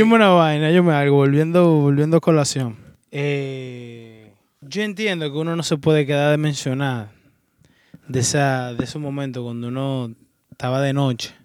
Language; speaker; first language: Spanish; native; Spanish